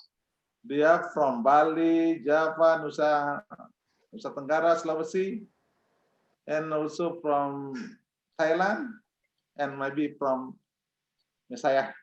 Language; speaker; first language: English; non-native, fluent; Indonesian